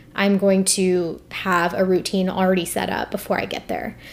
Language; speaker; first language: English; early bilingual, other home language; Hindi